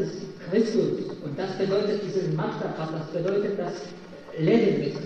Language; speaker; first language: German; non-native, fluent; Polish